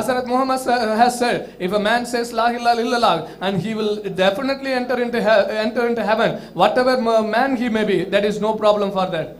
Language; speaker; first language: English; non-native, local second language; Tamil